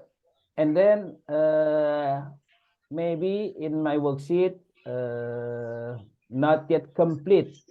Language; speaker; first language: English; non-native, learner; Indonesian